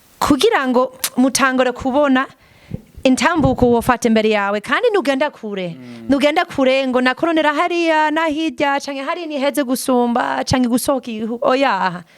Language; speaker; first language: Rundi; non-native, fluent; English